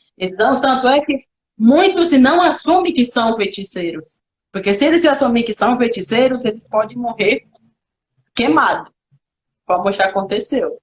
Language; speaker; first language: Portuguese; non-native, local second language; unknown